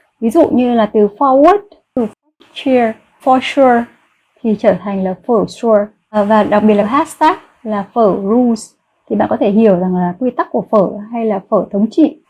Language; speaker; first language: Vietnamese; native; Vietnamese